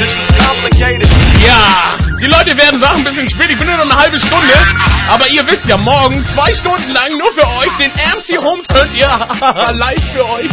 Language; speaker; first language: German; native; German